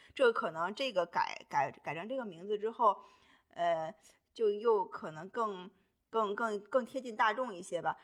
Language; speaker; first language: Chinese; native; Chinese